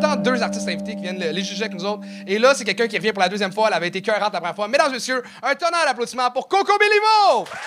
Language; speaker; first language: French; native; French